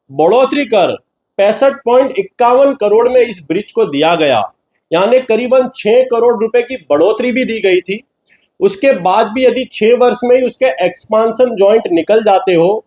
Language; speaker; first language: Hindi; non-native, local second language; Gujarati